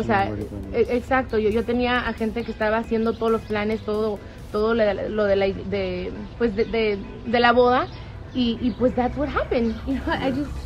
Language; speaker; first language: Spanish; early bilingual, heritage; Spanish